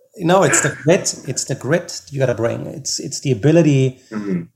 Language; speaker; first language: English; non-native, fluent; German